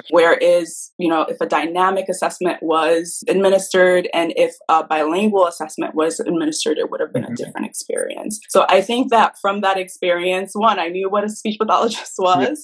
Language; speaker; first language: English; early bilingual, other home language; Haitian Creole